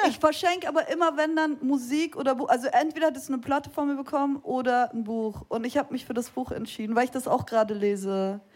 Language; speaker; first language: German; early bilingual, other home language; Kurdish